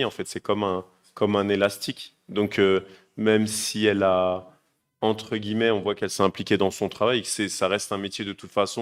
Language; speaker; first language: French; native; French